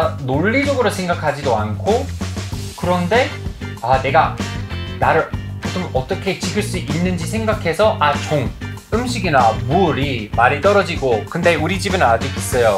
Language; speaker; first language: Korean; non-native, fluent; English